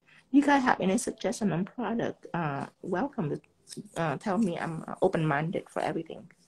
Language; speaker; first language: English; non-native, fluent; Vietnamese